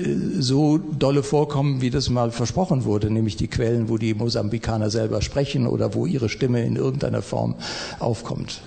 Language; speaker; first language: German; native; German